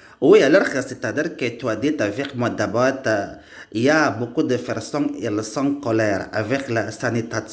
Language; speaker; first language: French; non-native, learner; Indonesian